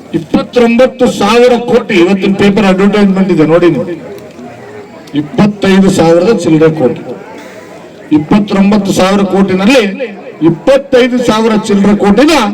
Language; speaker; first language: Kannada; native; Kannada